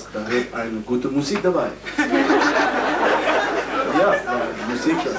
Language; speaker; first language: German; non-native, learner; Dutch